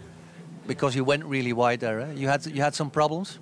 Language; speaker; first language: English; non-native, fluent; Dutch